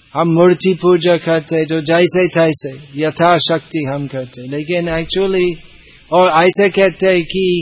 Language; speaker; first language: Hindi; non-native, fluent; English